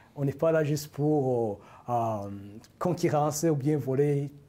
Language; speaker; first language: French; non-native, local second language; Rundi